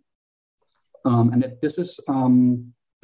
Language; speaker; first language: English; non-native, fluent; German